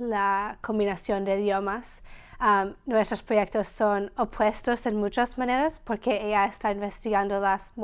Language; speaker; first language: Spanish; non-native, learner; English